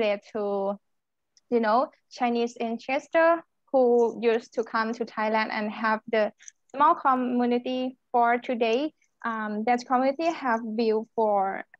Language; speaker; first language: English; non-native, learner; Thai